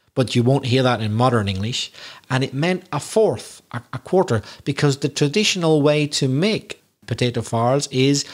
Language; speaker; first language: English; native; English